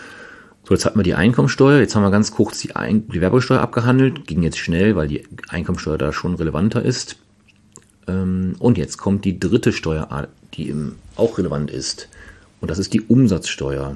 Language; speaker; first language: German; native; German